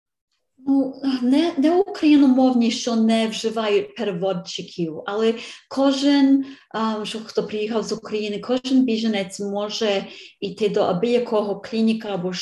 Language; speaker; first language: Ukrainian; early bilingual, heritage; Ukrainian